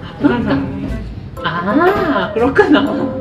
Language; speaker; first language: Korean; non-native, learner; Japanese